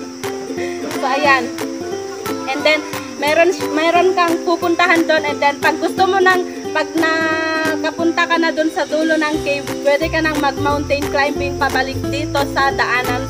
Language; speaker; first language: Filipino; non-native, local second language; Iloko